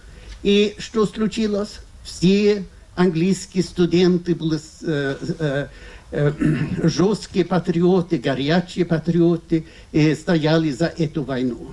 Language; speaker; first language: Russian; non-native, fluent; Swedish